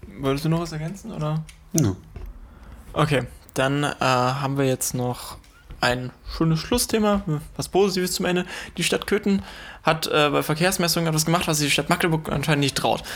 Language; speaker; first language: German; native; German